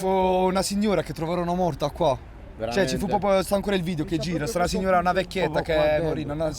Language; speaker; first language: Italian; native; Italian